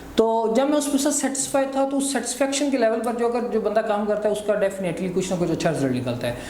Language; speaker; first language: Hindi; non-native, local second language; Punjabi